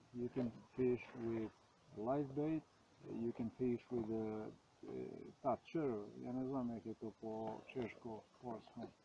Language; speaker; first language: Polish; non-native, learner; Slovenian